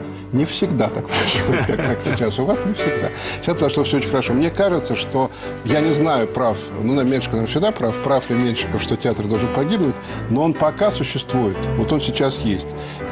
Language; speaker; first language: Russian; native; Russian